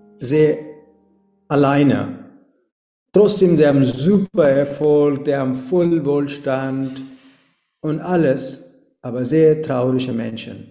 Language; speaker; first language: German; non-native, fluent; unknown